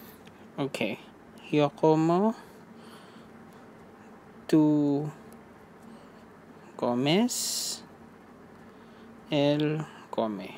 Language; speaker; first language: Spanish; non-native, learner; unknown